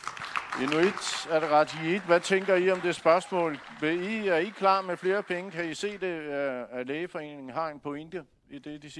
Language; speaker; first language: Danish; native; Danish